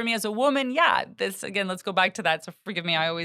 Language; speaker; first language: English; native; English